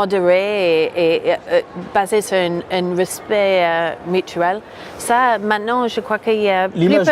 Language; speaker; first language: French; non-native, fluent; English